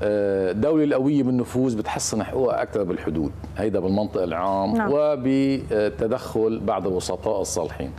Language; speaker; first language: Arabic; native; Arabic